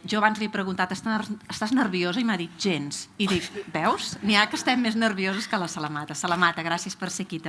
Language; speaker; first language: Catalan; native; Catalan